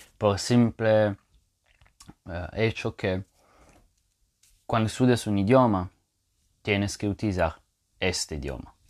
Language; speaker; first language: Spanish; non-native, fluent; Italian